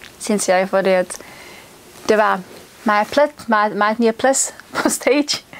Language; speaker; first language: Danish; non-native, fluent; Czech